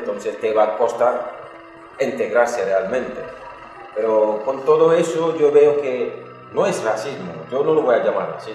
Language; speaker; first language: Spanish; non-native, fluent; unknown